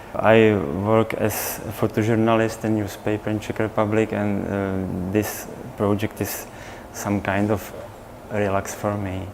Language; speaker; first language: English; non-native, fluent; Czech